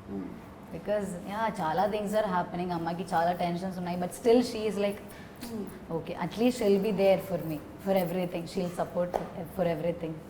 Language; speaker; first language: Telugu; non-native, learner; Malayalam